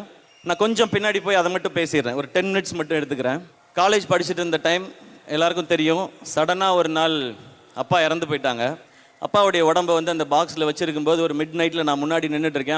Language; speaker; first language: Tamil; native; Tamil